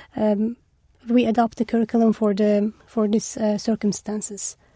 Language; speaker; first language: English; non-native, fluent; Turkish